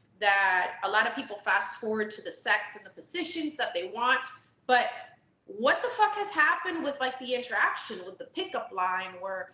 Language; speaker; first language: English; native; English